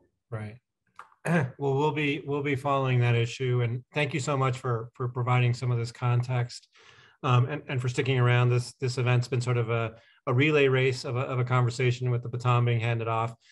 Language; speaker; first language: English; non-native, fluent; Spanish